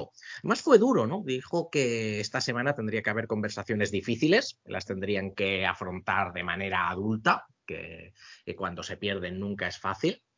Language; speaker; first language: Spanish; native; Spanish